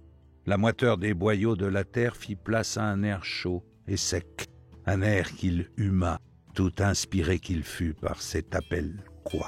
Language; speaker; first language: French; native; French